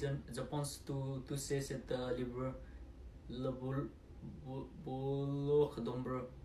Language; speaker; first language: French; non-native, learner; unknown